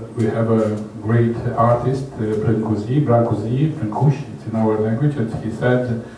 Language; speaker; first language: English; non-native, learner; Romanian